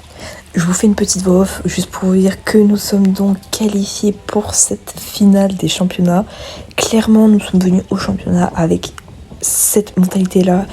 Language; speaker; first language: French; native; French